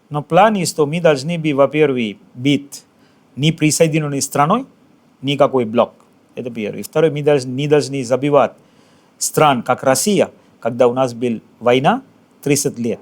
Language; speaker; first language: Russian; non-native, fluent; Sinhala